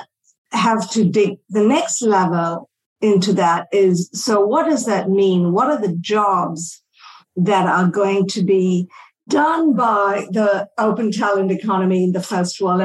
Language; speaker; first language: English; non-native, local second language; Tamil